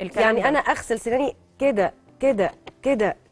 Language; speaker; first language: Arabic; native; Arabic